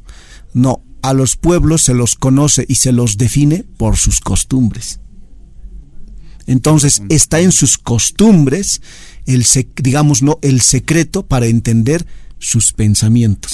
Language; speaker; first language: Spanish; native; Spanish